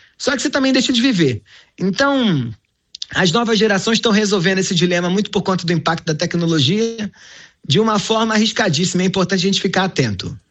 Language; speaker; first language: Portuguese; native; Portuguese